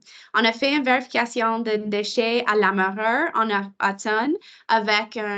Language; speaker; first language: French; non-native, local second language; English